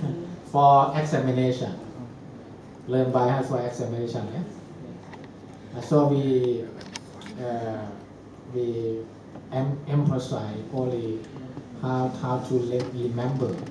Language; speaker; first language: English; non-native, fluent; Thai